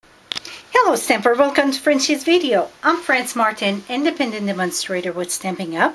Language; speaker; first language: English; non-native, fluent; French